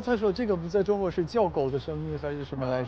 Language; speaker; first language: Chinese; non-native, fluent; Arabic